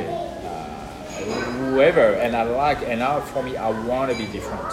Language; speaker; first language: English; non-native, fluent; French